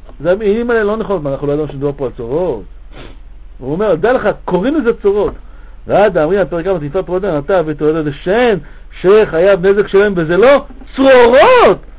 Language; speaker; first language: Hebrew; native; Hebrew